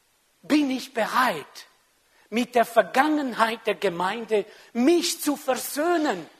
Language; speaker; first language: German; non-native, local second language; French